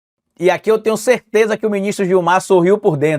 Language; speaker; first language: Portuguese; native; Portuguese